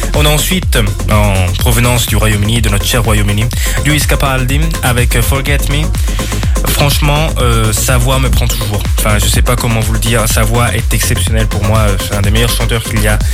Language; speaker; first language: French; non-native, fluent; Portuguese